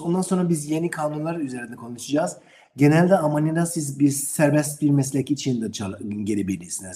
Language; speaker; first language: Turkish; non-native, learner; German